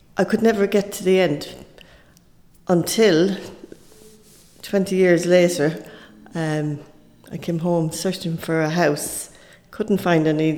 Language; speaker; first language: English; native; English